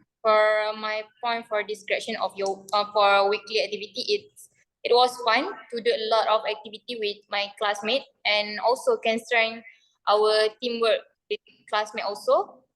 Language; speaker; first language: English; non-native, learner; Malay